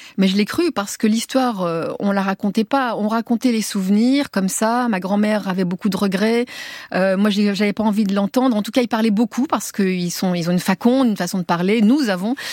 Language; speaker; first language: French; early bilingual, other home language; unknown